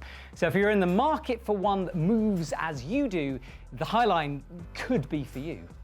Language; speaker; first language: English; native; English